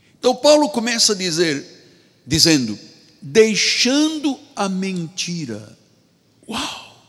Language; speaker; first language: Portuguese; native; Portuguese